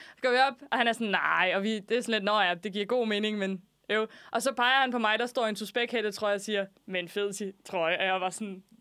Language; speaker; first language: Danish; native; Danish